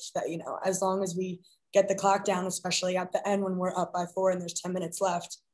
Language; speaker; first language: English; native; English